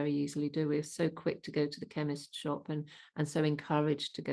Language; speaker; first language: English; native; English